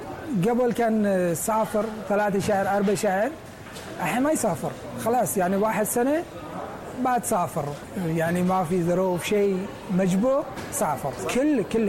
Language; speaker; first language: Arabic; non-native, learner; Persian